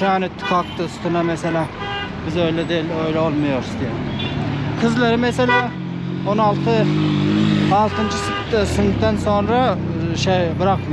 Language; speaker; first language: Turkish; non-native, learner; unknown